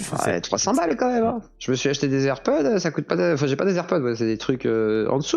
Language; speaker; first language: French; native; French